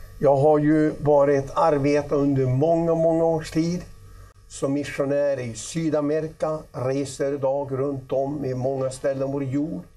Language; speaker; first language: Swedish; native; Swedish